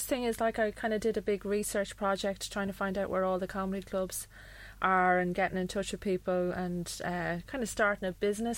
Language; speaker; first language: English; native; English